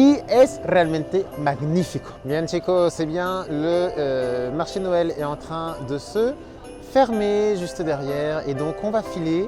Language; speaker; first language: French; native; French